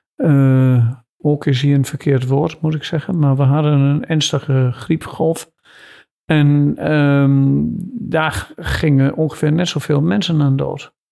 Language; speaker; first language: Dutch; native; Dutch